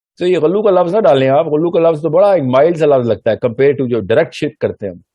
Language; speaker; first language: Urdu; early bilingual, heritage; Urdu